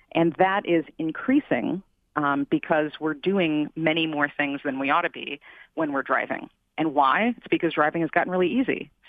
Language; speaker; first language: English; native; English